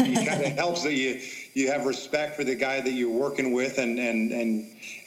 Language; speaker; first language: English; native; English